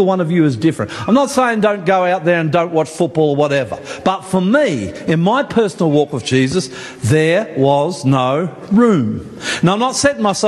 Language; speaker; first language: English; native; English